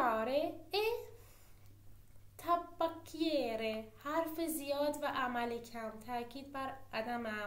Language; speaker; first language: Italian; non-native, fluent; Persian